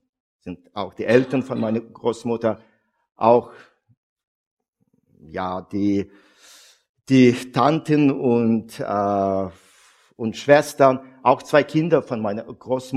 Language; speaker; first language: German; non-native, fluent; Russian